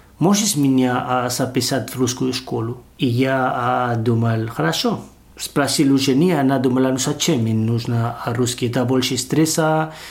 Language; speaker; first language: Russian; non-native, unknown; Spanish